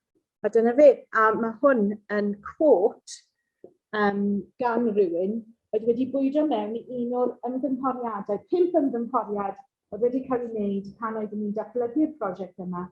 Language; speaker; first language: Welsh; non-native, local second language; English